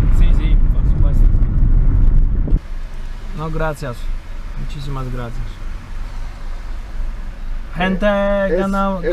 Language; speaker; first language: Spanish; non-native, learner; Polish